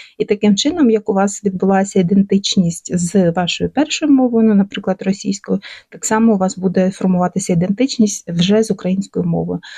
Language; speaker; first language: Ukrainian; non-native, local second language; Russian